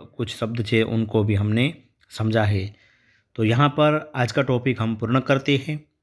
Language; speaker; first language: Hindi; non-native, local second language; Gujarati